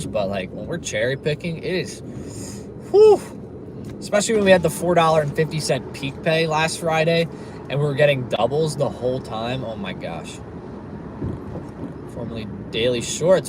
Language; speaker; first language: English; native; English